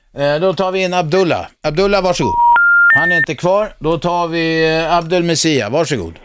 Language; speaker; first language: Swedish; native; Swedish